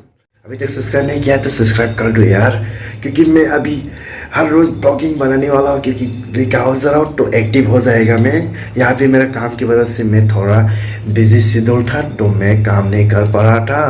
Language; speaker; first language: Hindi; non-native, local second language; Kok Borok